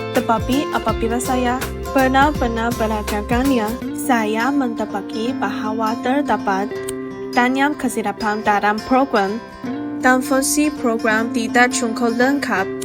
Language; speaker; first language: Malay; non-native, learner; Chinese